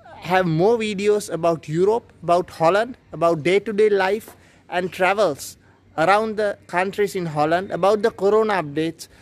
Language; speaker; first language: English; non-native, local second language; Sinhala